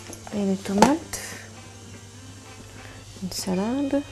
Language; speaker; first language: French; non-native, fluent; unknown